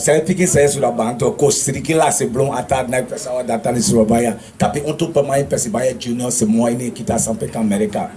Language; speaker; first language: Indonesian; non-native, fluent; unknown